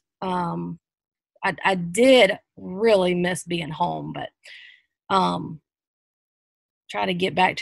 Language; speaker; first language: English; native; English